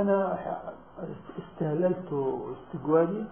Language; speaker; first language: Arabic; native; Arabic